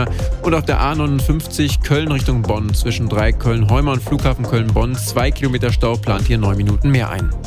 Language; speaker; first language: German; native; German